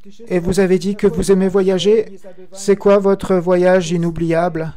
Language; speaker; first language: French; non-native, fluent; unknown